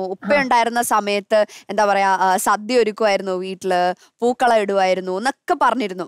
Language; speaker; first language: Malayalam; native; Malayalam